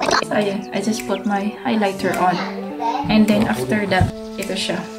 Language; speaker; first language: English; non-native, local second language; Filipino